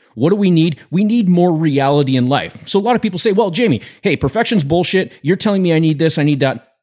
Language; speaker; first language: English; native; English